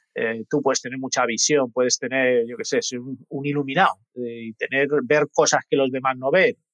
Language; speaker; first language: Spanish; native; Spanish